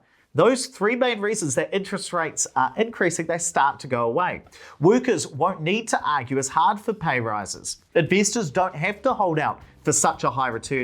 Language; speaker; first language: English; native; English